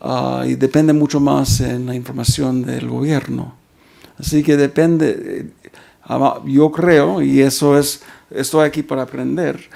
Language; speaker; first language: Spanish; early bilingual, heritage; Spanish